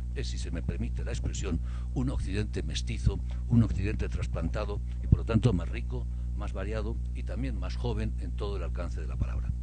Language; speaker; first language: Spanish; native; Spanish